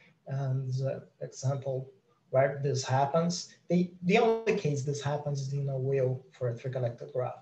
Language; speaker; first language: English; non-native, fluent; Portuguese